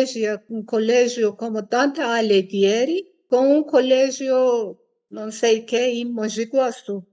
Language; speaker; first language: Portuguese; non-native, fluent; Persian